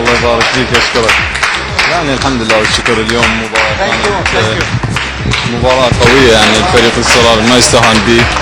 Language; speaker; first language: Arabic; native; Arabic